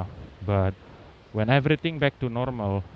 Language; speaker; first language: English; non-native, learner; Indonesian